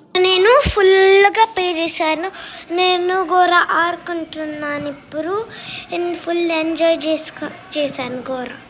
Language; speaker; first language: Telugu; early bilingual, heritage; Telugu